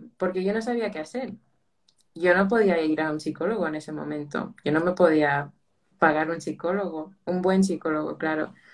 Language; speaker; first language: Spanish; early bilingual, heritage; Spanish